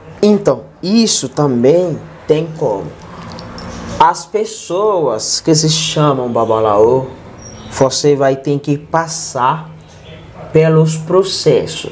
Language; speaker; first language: Portuguese; non-native, learner; Yoruba